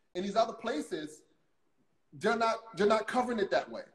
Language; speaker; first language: English; native; English